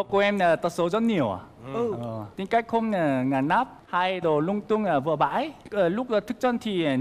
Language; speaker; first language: Vietnamese; non-native, fluent; Korean